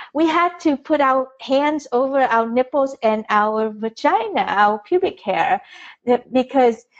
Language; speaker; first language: English; early bilingual, other home language; Vietnamese